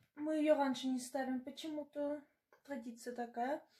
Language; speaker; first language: Russian; non-native, learner; German